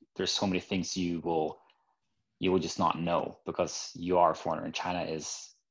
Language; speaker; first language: English; non-native, fluent; Norwegian